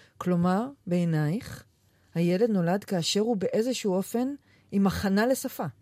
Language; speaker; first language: Hebrew; native; Hebrew